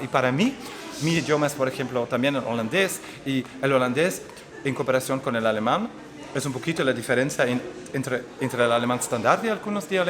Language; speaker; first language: Spanish; non-native, fluent; Dutch